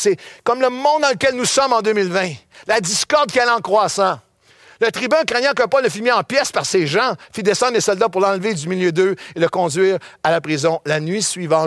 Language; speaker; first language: French; native; French